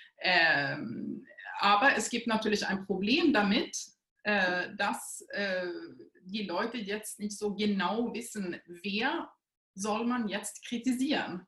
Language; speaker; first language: German; non-native, fluent; Swedish